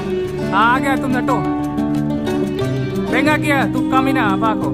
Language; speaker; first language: Spanish; non-native, learner; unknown